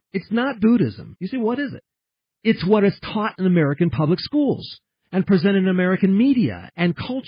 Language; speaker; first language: English; early bilingual, heritage; English